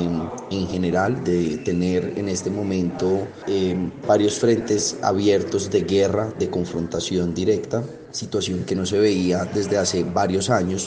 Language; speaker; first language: Spanish; native; Spanish